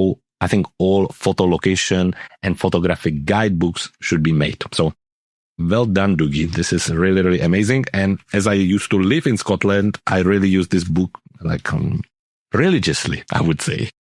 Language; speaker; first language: English; non-native, fluent; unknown